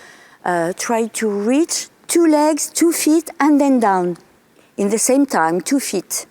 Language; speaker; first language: English; non-native, fluent; French